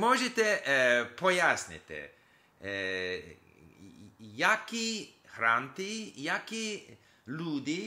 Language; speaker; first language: Ukrainian; non-native, learner; English